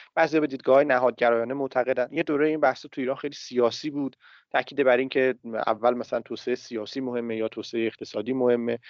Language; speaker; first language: Persian; native; Persian